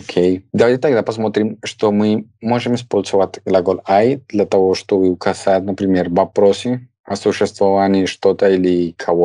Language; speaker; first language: Russian; non-native, fluent; Spanish